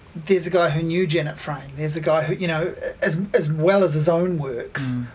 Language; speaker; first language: English; native; English